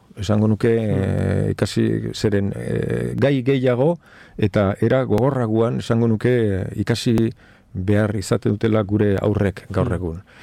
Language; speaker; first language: Basque; non-native, local second language; Spanish